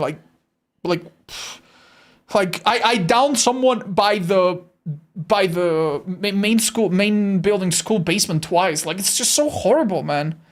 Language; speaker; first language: English; native; English